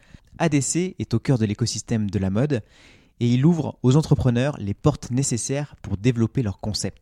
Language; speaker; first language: French; native; French